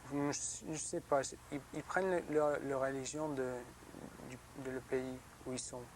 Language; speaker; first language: French; non-native, learner; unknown